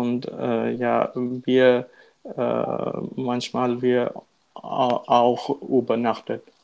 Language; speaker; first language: German; non-native, learner; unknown